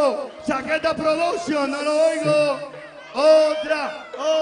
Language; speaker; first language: Spanish; native; Spanish